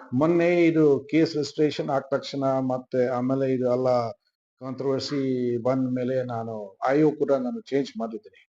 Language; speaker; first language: Kannada; non-native, fluent; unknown